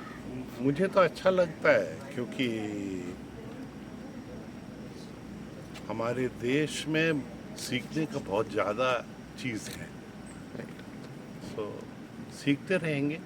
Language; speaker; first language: Hindi; non-native, local second language; Telugu